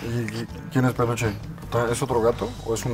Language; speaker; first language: Spanish; native; Spanish